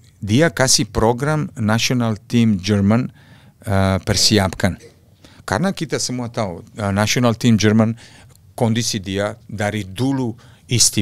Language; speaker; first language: Indonesian; non-native, fluent; Serbian